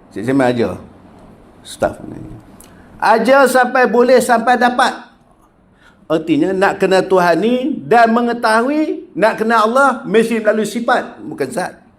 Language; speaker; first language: Malay; native; Malay